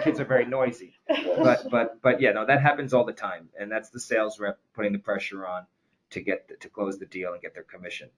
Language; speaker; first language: English; native; English